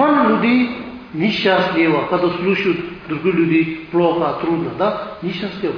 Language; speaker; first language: Russian; non-native, learner; Tibetan